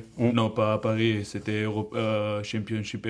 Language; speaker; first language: French; non-native, learner; Georgian